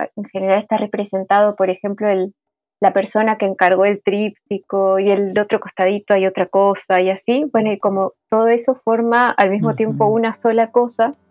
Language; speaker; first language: Spanish; native; Spanish